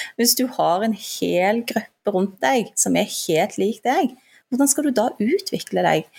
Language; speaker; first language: Norwegian; early bilingual, other home language; Turkish